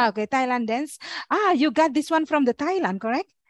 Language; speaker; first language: English; non-native, learner; Indonesian